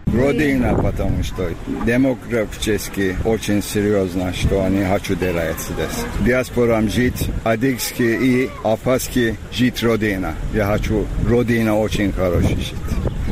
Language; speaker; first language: Russian; non-native, learner; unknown